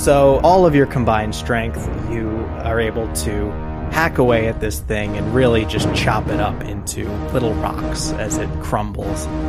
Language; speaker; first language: English; native; English